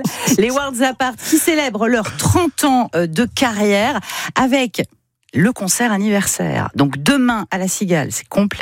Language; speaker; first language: French; native; French